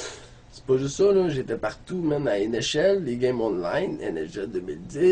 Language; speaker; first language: French; native; French